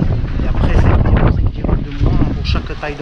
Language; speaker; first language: French; native; French